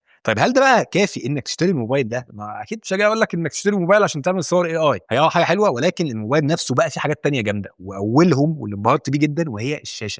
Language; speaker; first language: Arabic; native; Arabic